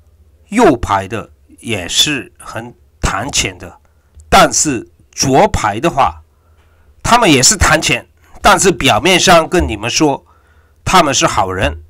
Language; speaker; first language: Chinese; non-native, fluent; Korean